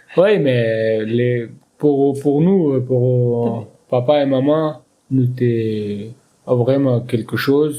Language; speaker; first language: French; non-native, learner; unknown